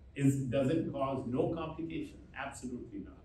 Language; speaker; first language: English; non-native, local second language; Hindi